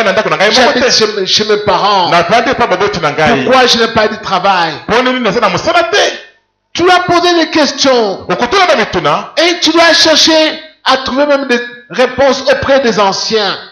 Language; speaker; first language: French; non-native, local second language; Lingala